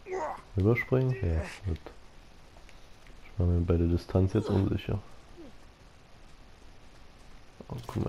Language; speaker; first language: German; native; German